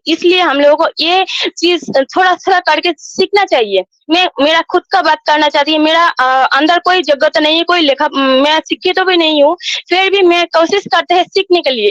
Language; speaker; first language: Hindi; non-native, local second language; Bangla